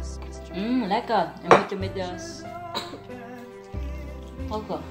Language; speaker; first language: Dutch; non-native, learner; Indonesian